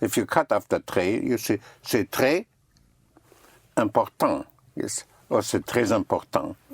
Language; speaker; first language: French; non-native, fluent; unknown